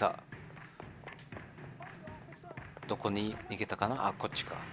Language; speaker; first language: Japanese; non-native, learner; German